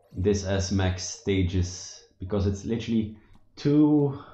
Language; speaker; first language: English; non-native, fluent; Dutch